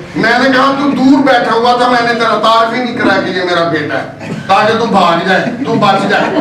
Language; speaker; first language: Urdu; non-native, local second language; Punjabi